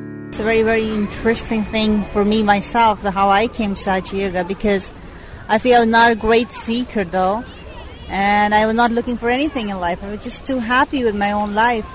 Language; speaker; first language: English; non-native, local second language; Hindi